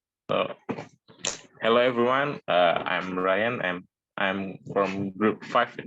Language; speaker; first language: English; non-native, learner; Indonesian